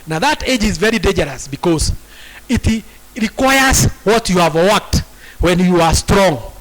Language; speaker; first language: English; non-native, local second language; Swahili